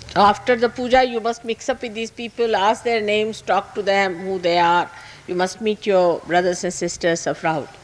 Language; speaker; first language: English; non-native, local second language; Marathi